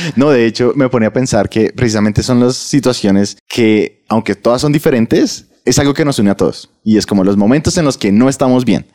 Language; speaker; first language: Spanish; native; Spanish